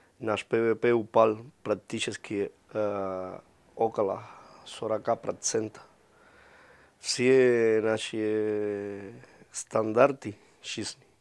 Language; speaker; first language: Russian; non-native, fluent; Spanish